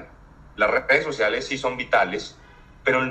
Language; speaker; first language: Spanish; native; Spanish